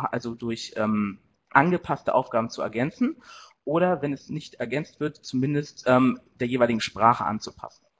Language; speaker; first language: German; native; German